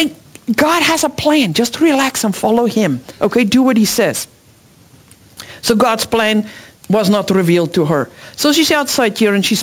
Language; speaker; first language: English; non-native, local second language; Afrikaans